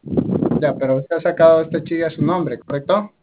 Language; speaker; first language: Spanish; native; Spanish